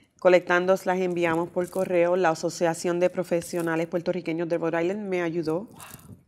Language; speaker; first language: Spanish; early bilingual, heritage; Spanish